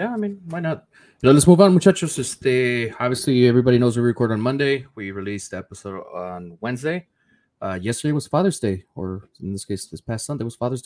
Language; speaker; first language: English; early bilingual, other home language; Spanish